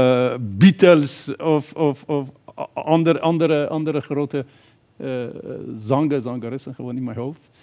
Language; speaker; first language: Dutch; non-native, fluent; Persian